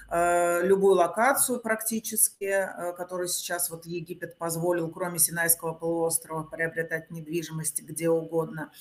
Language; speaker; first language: Russian; native; Russian